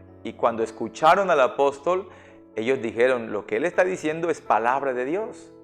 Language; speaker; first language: Spanish; native; Spanish